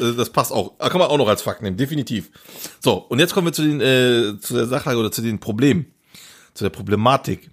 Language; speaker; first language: German; early bilingual, other home language; Turkish